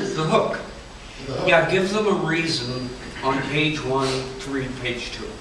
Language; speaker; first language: English; native; English